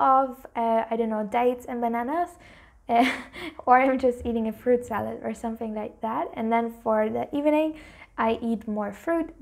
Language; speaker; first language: English; non-native, fluent; German